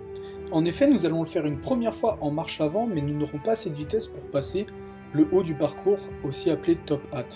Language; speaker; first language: French; native; French